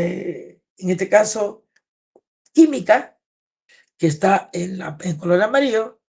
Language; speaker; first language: Spanish; native; Spanish